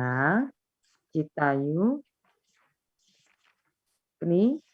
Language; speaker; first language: Russian; non-native, fluent; Indonesian